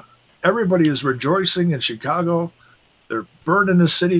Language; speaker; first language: English; native; English